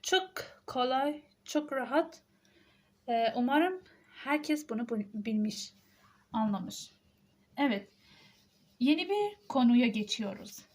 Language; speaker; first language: Turkish; non-native, fluent; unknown